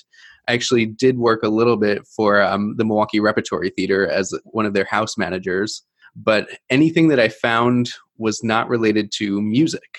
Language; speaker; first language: English; native; English